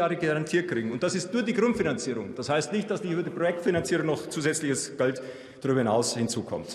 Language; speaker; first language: German; native; German